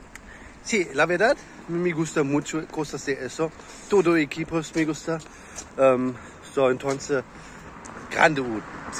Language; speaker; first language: Spanish; non-native, learner; German